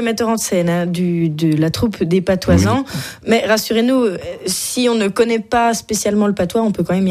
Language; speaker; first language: French; native; French